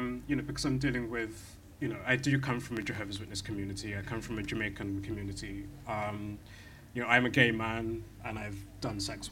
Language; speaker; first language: English; native; English